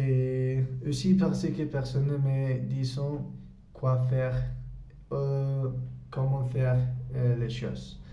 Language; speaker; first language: French; non-native, learner; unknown